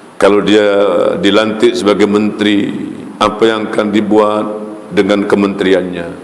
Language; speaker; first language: Malay; native; Malay